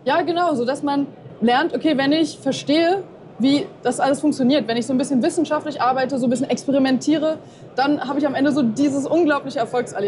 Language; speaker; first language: German; native; German